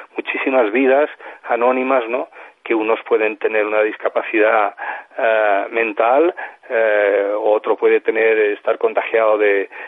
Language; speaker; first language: Spanish; native; Spanish